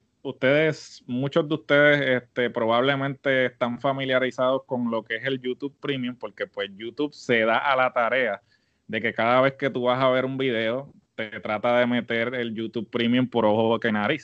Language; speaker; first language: Spanish; native; Spanish